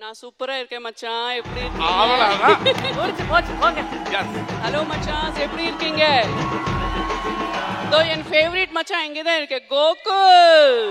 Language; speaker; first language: Tamil; non-native, local second language; Gujarati